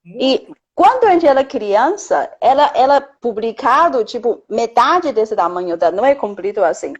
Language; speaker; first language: Portuguese; non-native, fluent; Chinese